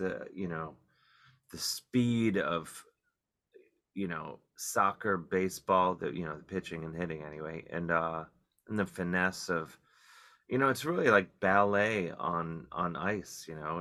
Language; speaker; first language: English; native; English